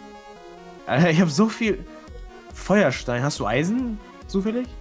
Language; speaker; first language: German; native; German